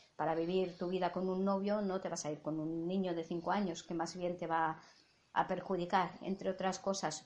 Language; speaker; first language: Spanish; non-native, local second language; Catalan